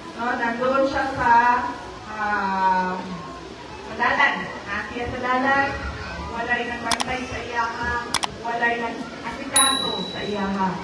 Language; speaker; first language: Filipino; non-native, local second language; Cebuano